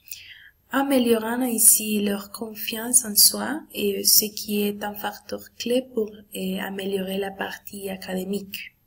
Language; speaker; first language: French; non-native, learner; Spanish